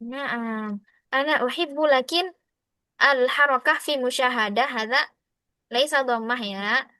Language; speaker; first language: Arabic; non-native, fluent; Indonesian